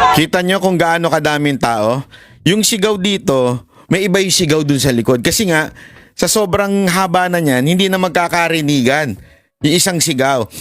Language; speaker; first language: Filipino; native; Filipino